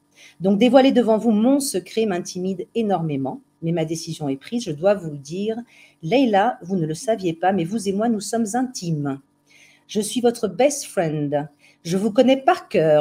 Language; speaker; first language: French; native; French